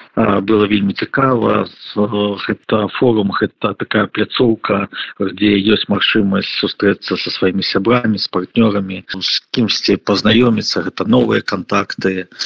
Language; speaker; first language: Belarusian; non-native, local second language; Russian